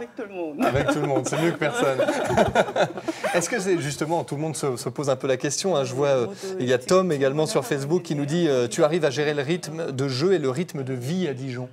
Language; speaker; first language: French; native; French